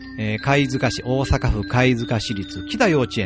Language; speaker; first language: Japanese; native; Japanese